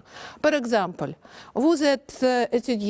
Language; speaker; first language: French; non-native, learner; Russian